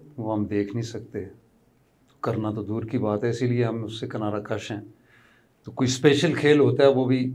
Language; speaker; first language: Urdu; non-native, local second language; Pahari-Potwari